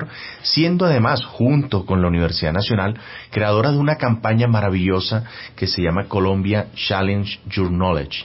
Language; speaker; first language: Spanish; native; Spanish